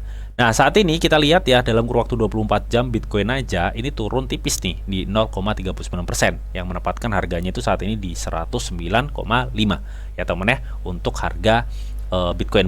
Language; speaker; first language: Indonesian; native; Indonesian